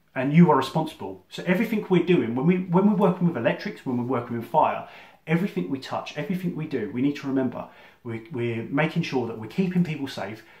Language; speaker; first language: English; native; English